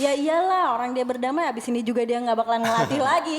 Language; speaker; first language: Indonesian; native; Indonesian